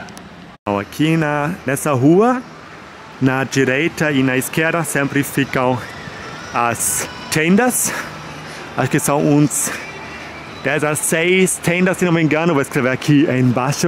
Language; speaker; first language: Portuguese; non-native, fluent; German